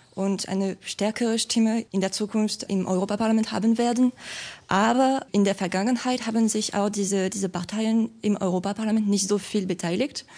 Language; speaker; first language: German; non-native, fluent; French